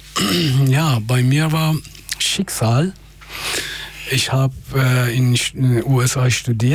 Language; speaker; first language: German; non-native, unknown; Persian